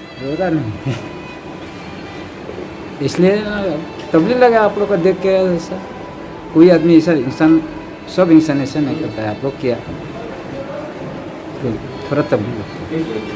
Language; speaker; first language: Hindi; non-native, local second language; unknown